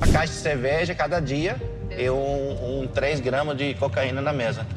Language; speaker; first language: Portuguese; non-native, learner; English